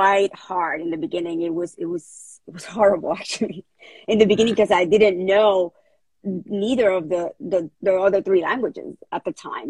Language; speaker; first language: English; early bilingual, other home language; Spanish